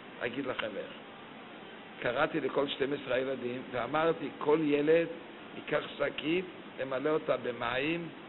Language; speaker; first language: Hebrew; native; Hebrew